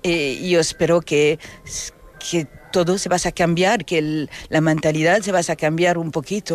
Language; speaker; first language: Spanish; early bilingual, heritage; French